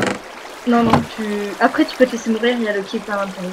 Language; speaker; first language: French; native; French